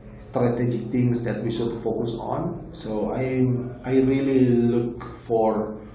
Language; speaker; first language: English; non-native, fluent; Indonesian